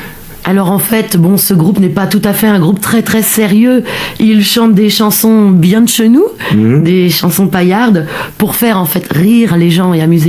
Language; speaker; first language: French; native; French